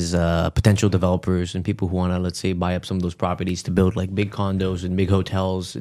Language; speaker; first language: English; native; English